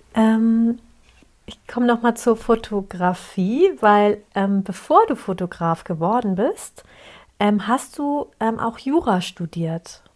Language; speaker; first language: German; early bilingual, other home language; Turkish